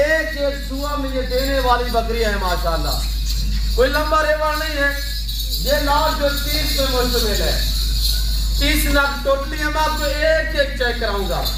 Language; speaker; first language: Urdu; non-native, local second language; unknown